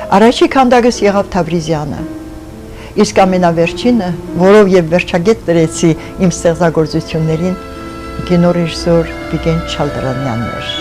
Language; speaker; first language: Armenian; early bilingual, other home language; French